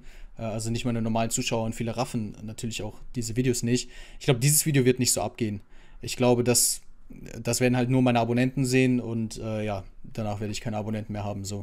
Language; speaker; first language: German; native; German